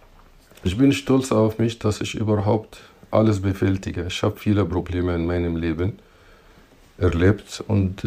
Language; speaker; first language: German; non-native, fluent; Arabic